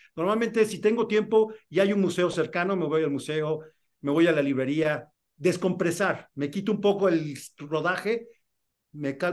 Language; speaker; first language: Spanish; native; Spanish